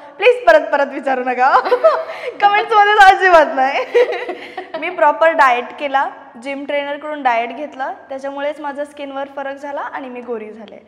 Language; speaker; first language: Marathi; non-native, local second language; Malayalam